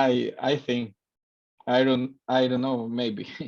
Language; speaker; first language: English; non-native, learner; Spanish